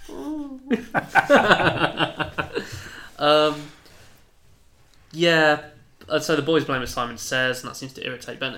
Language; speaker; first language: English; native; English